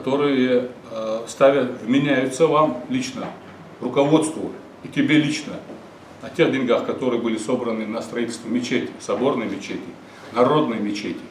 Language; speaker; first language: Russian; non-native, local second language; Ingush